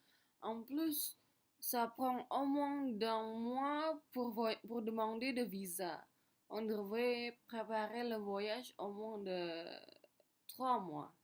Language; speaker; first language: French; non-native, learner; Indonesian